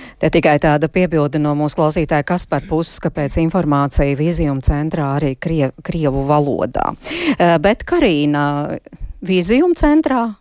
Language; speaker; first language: Latvian; native; Latvian